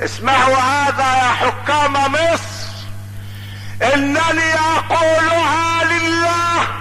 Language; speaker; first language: Arabic; native; Arabic